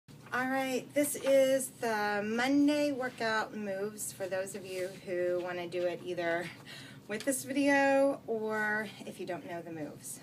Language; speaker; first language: English; native; English